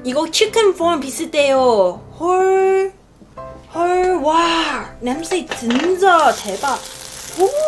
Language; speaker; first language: Korean; non-native, learner; Cantonese